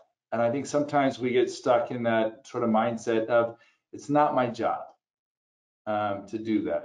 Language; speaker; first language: English; native; English